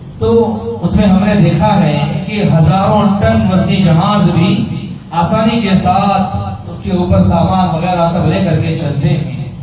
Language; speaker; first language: Urdu; native; Urdu